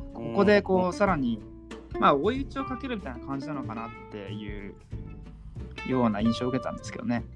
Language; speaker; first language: Japanese; native; Japanese